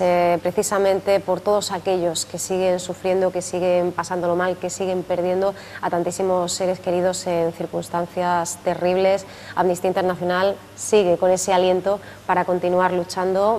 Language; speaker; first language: Spanish; native; Spanish